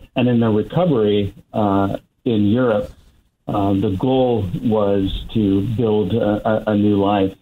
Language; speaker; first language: English; native; English